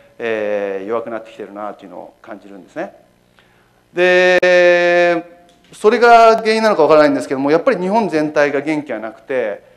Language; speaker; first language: Japanese; native; Japanese